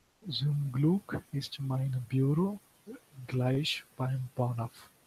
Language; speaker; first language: German; non-native, learner; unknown